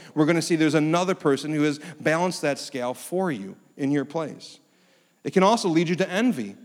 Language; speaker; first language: English; early bilingual, other home language; Korean